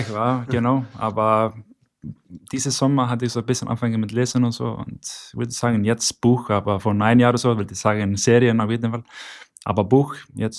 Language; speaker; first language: German; non-native, learner; Icelandic